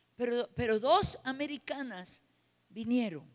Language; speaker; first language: Spanish; native; Spanish